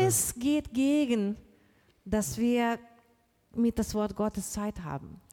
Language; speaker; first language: German; non-native, learner; Portuguese